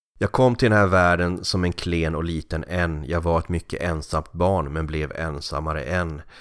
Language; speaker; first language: Swedish; native; Swedish